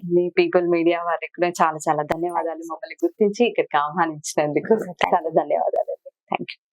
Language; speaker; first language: Telugu; non-native, local second language; Kannada